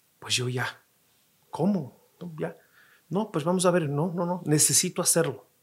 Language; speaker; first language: Spanish; non-native, fluent; Portuguese